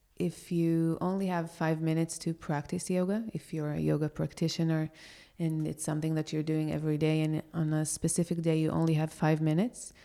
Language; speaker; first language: English; non-native, fluent; Hebrew